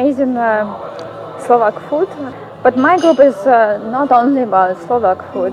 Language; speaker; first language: English; non-native, fluent; Russian